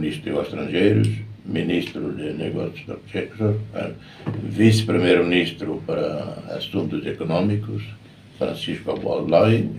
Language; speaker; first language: Portuguese; non-native, local second language; Tetum